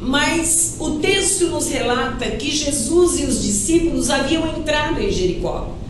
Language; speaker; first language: Portuguese; native; Portuguese